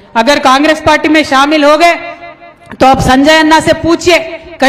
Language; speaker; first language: Hindi; non-native, local second language; Telugu